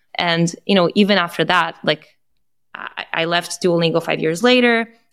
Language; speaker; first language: English; non-native, fluent; Portuguese